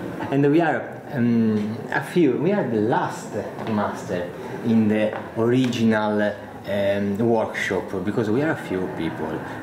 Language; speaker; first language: English; non-native, learner; Italian